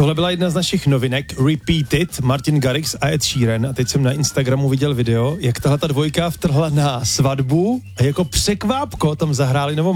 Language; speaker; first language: Czech; native; Czech